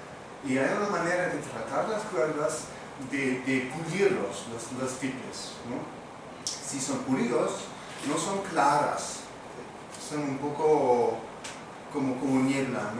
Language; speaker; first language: Spanish; non-native, fluent; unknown